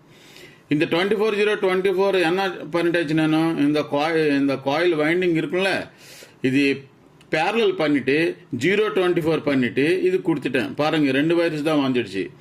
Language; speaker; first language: Tamil; non-native, local second language; Telugu